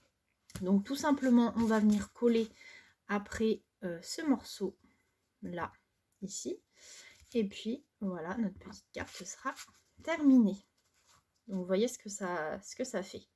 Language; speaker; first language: French; native; French